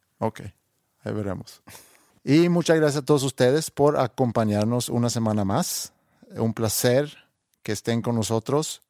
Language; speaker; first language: Spanish; non-native, fluent; Swedish